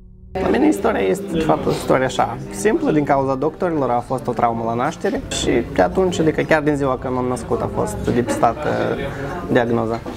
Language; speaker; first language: Romanian; native; Romanian